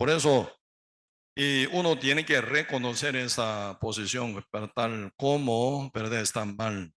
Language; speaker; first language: Spanish; non-native, learner; Korean